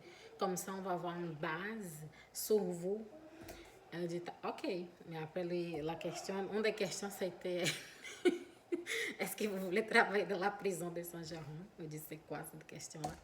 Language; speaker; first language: French; non-native, fluent; Portuguese